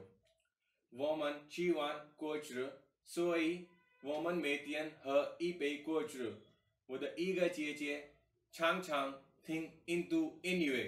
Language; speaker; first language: Chinese; non-native, learner; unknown